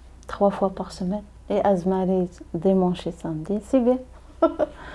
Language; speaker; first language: French; non-native, learner; Arabic